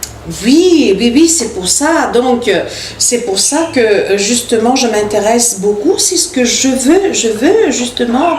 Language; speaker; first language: French; non-native, local second language; Morisyen